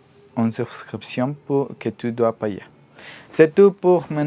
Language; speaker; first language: French; non-native, learner; Spanish